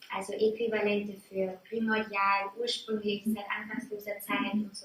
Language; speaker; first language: German; native; German